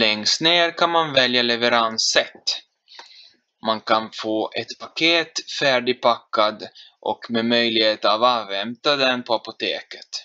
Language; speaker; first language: Swedish; non-native, fluent; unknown